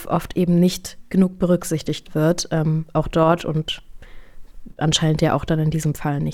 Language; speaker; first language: German; native; German